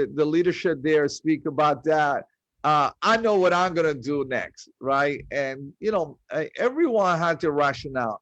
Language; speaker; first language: English; early bilingual, other home language; Spanish